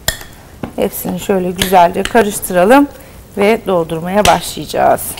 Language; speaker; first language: Turkish; native; Turkish